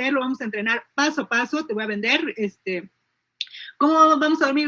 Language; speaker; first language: Spanish; native; Spanish